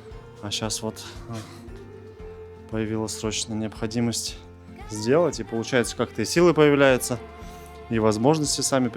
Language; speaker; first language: Russian; native; Russian